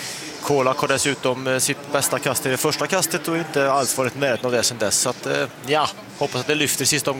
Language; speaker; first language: Swedish; native; Swedish